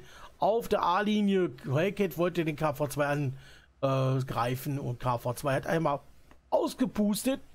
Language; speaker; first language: German; native; German